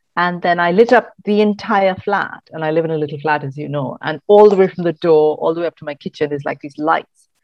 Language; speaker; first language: English; non-native, local second language; Malayalam